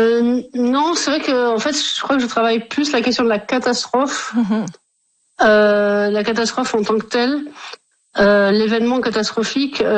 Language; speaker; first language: French; native; French